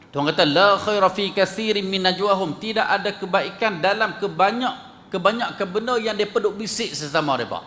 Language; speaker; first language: Malay; native; Malay